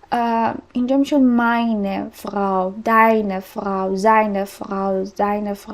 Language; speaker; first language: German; non-native, fluent; Persian